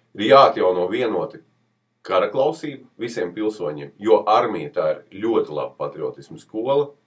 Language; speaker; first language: Latvian; native; Latvian